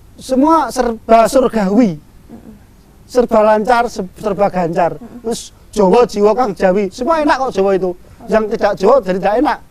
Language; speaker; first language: Indonesian; non-native, local second language; Javanese